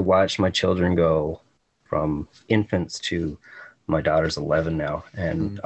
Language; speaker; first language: English; native; English